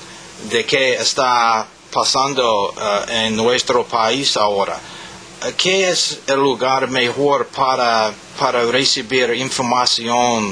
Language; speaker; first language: Spanish; non-native, learner; English